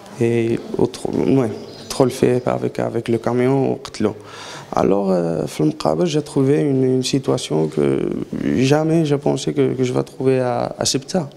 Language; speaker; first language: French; non-native, learner; Arabic